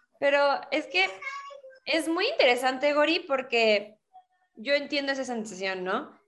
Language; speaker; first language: Spanish; native; Spanish